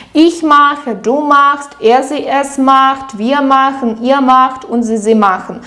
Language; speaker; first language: German; non-native, fluent; Ukrainian